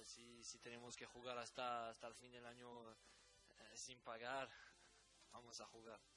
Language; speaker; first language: Spanish; non-native, learner; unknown